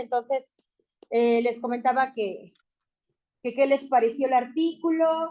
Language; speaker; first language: Spanish; native; Spanish